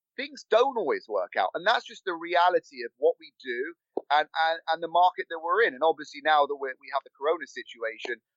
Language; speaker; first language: English; native; English